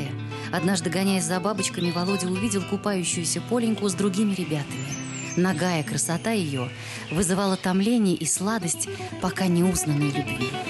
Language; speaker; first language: Russian; native; Russian